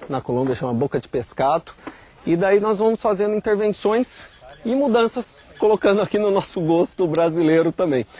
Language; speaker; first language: Portuguese; native; Portuguese